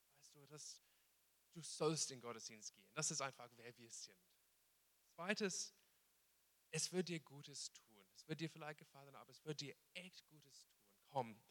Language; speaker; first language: German; non-native, fluent; English